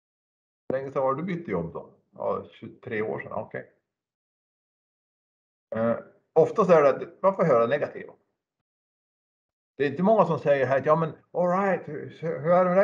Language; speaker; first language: Swedish; native; Swedish